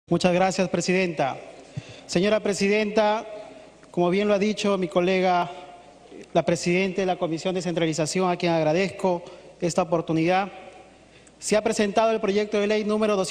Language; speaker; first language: Spanish; native; Spanish